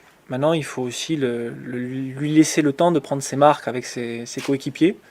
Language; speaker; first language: French; native; French